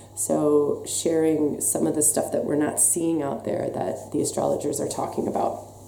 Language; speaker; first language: English; native; English